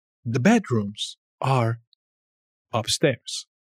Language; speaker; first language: English; non-native, fluent; Spanish